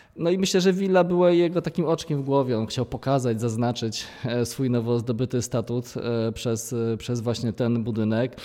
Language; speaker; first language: Polish; native; Polish